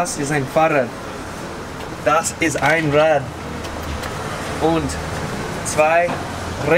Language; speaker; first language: German; non-native, learner; English